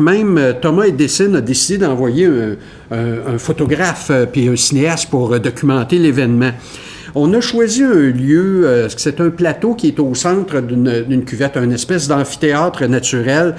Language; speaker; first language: French; native; French